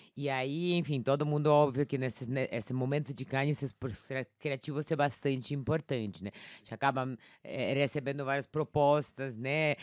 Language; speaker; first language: Portuguese; non-native, fluent; Polish